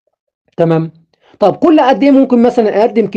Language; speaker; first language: Arabic; native; Arabic